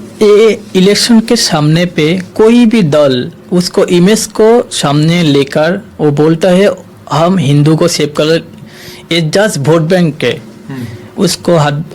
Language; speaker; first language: Hindi; non-native, learner; Bangla